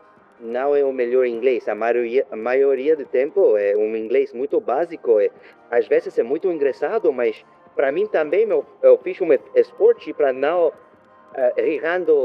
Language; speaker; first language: Portuguese; non-native, learner; French